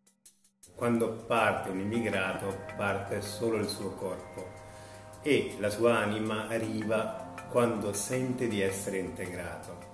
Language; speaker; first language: Italian; non-native, fluent; Urdu